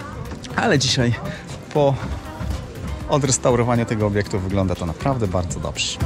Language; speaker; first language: Polish; native; Polish